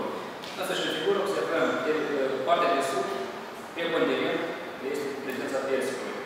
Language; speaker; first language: Romanian; native; Romanian